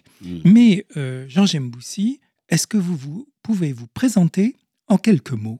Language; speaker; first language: French; native; French